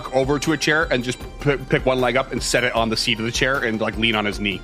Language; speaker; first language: English; native; English